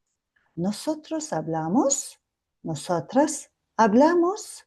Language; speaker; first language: Spanish; non-native, fluent; Mongolian